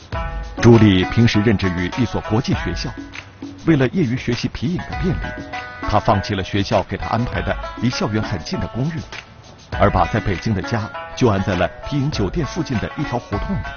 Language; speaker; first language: Chinese; native; Chinese